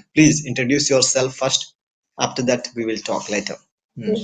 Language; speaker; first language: English; non-native, fluent; Hindi